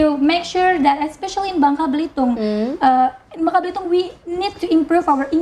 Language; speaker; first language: English; non-native, fluent; Indonesian